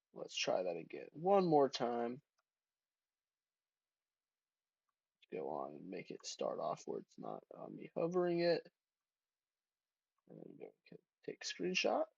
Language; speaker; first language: English; native; English